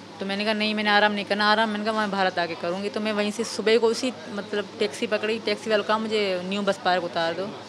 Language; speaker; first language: Urdu; non-native, local second language; Sindhi